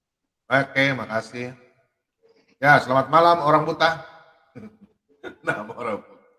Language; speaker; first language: Indonesian; native; Indonesian